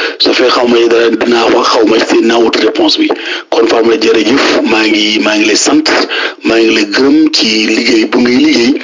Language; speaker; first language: Wolof; non-native, local second language; Fula